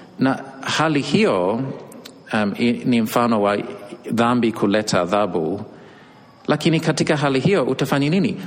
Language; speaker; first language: Swahili; non-native, fluent; English